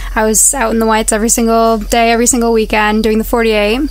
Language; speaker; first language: English; native; English